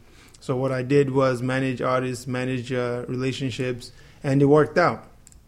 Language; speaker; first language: English; non-native, local second language; Yoruba